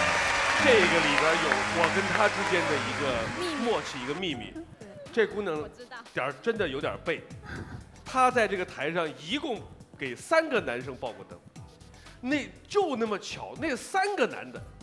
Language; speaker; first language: Chinese; native; Chinese